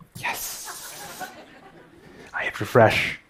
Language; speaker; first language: English; non-native, local second language; Urdu